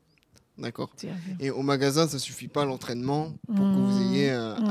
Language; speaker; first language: French; native; French